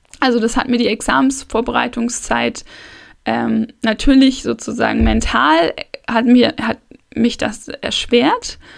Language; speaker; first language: German; native; German